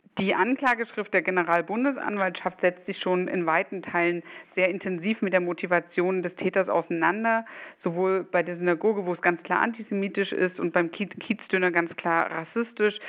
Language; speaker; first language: German; native; German